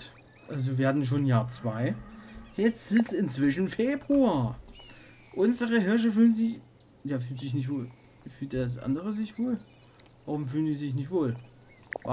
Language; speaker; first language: German; native; German